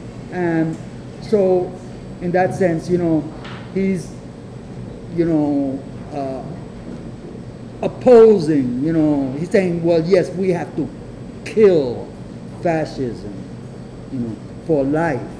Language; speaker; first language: English; non-native, fluent; Spanish